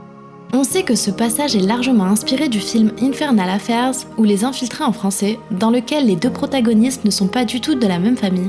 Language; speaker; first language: French; native; French